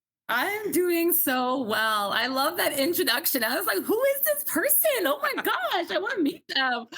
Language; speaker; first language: English; native; English